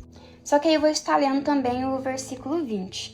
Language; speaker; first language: Portuguese; native; Portuguese